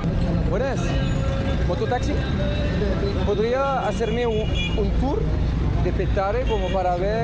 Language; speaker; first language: Spanish; non-native, learner; French